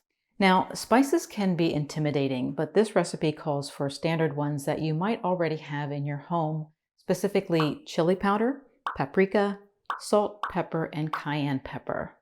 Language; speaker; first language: English; native; English